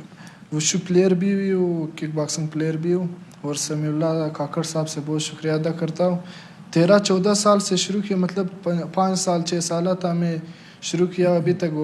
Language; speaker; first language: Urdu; non-native, local second language; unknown